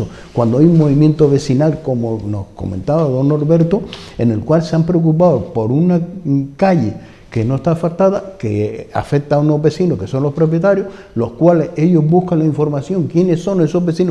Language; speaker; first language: Spanish; native; Spanish